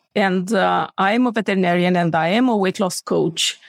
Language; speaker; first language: English; non-native, fluent; Romanian